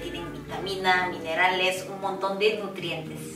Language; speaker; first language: Spanish; non-native, fluent; Korean